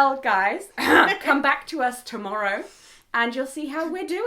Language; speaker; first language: English; native; English